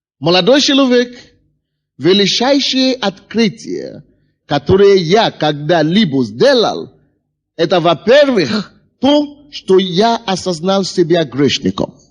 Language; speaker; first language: Russian; non-native, fluent; Yoruba